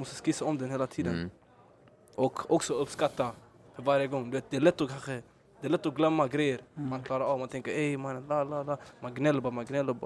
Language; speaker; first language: Swedish; early bilingual, other home language; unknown